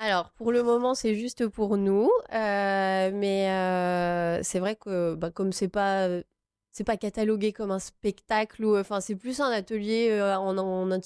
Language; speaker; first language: French; native; French